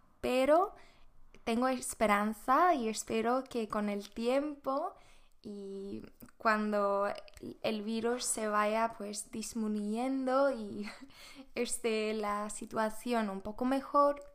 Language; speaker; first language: Spanish; non-native, fluent; Swedish